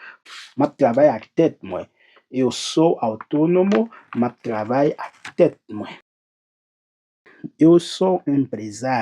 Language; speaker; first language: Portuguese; non-native, learner; Haitian Creole